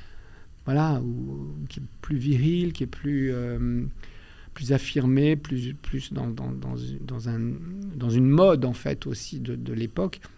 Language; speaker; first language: French; early bilingual, other home language; Albanian